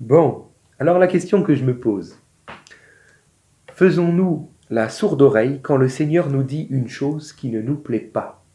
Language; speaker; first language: French; native; French